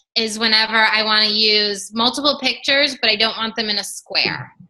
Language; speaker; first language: English; native; English